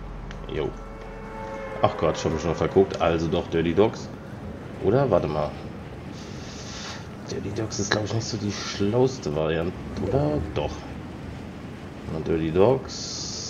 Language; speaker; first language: German; native; German